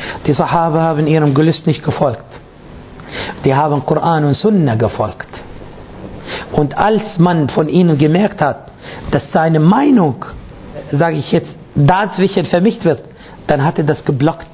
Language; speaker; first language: German; non-native, fluent; Arabic